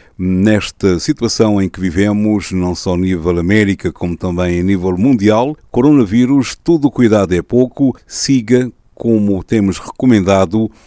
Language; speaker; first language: Portuguese; native; Portuguese